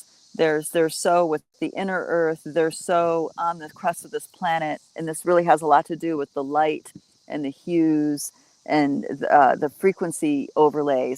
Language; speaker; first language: English; native; English